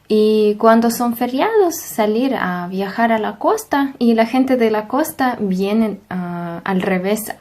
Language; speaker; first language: Spanish; non-native, fluent; Russian